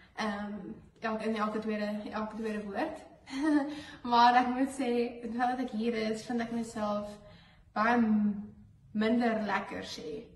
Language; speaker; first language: Afrikaans; native; Afrikaans